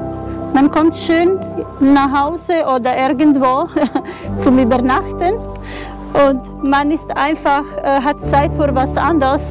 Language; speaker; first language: German; non-native, fluent; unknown